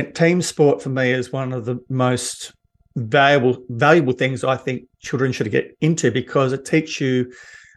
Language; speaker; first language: English; native; English